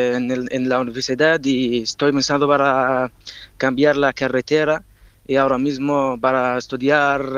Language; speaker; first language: Spanish; non-native, learner; Arabic